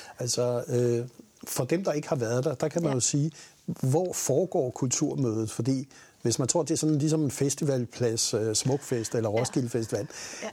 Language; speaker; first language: Danish; native; Danish